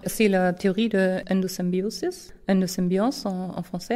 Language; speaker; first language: French; non-native, fluent; German